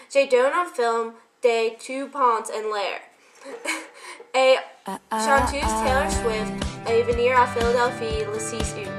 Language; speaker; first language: French; non-native, learner; English